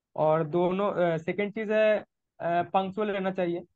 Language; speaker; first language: Hindi; non-native, local second language; Bangla